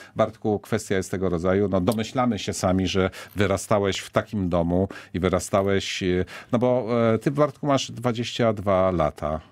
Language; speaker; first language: Polish; native; Polish